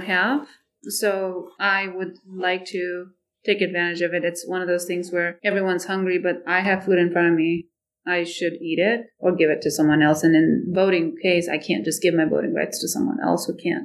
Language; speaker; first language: English; non-native, local second language; Nepali